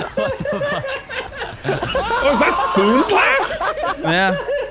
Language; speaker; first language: English; native; English